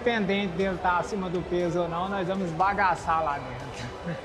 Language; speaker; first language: Portuguese; native; Portuguese